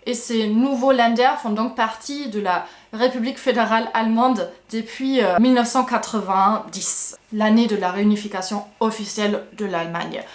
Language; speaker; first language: French; non-native, fluent; German